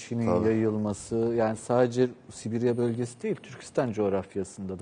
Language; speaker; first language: Turkish; native; Turkish